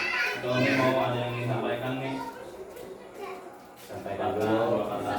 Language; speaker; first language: Indonesian; native; Indonesian